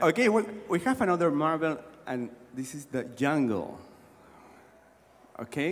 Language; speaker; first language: English; non-native, learner; Spanish